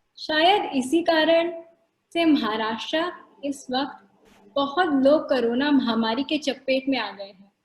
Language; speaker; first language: Hindi; non-native, local second language; Marathi